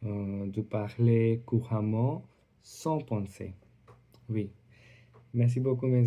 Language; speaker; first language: French; non-native, learner; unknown